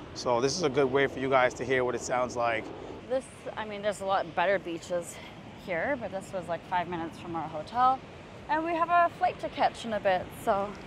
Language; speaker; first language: English; native; English